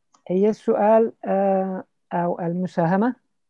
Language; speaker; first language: Arabic; non-native, fluent; Turkish